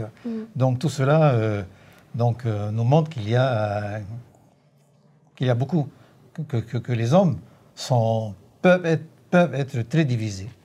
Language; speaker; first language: French; native; French